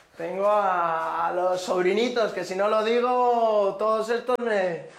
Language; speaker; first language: Spanish; native; Spanish